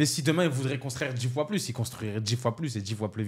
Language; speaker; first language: French; native; French